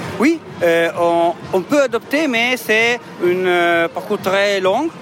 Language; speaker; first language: French; non-native, learner; Italian